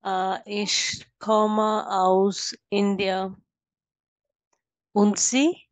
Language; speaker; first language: German; non-native, learner; Bangla